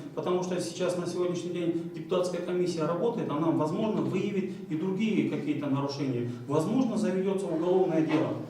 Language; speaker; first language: Russian; non-native, local second language; Kyrgyz